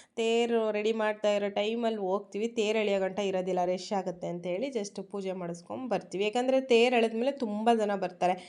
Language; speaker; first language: Kannada; native; Kannada